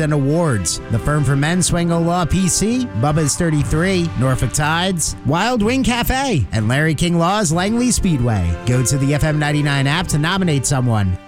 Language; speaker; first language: English; native; English